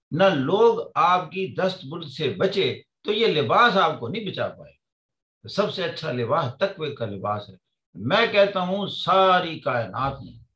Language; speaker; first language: Urdu; non-native, local second language; Punjabi